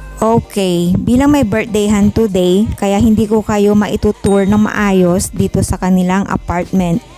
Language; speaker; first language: Filipino; native; Filipino